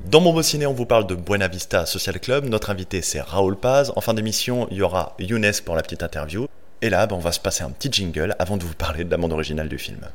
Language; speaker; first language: French; native; French